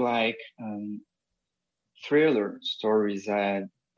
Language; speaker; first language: English; non-native, fluent; Portuguese